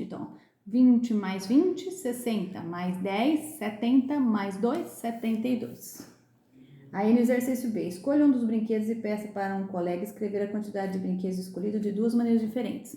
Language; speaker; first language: Portuguese; native; Portuguese